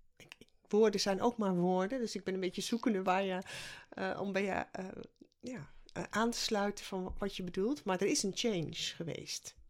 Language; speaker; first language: Dutch; native; Dutch